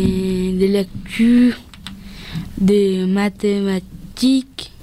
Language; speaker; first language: French; non-native, learner; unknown